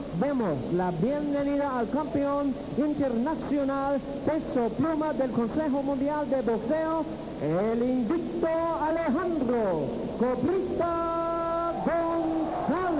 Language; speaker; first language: Spanish; native; Spanish